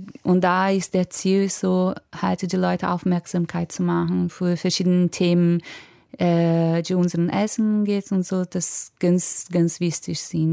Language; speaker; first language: German; non-native, fluent; Portuguese